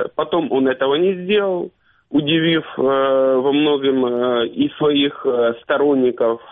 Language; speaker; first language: Russian; native; Russian